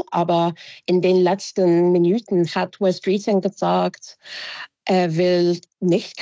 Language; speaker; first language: German; non-native, fluent; English